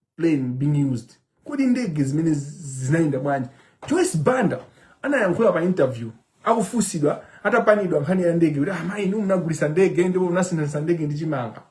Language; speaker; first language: Nyanja; non-native, local second language; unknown